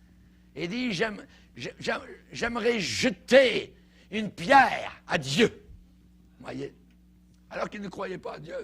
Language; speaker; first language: French; native; French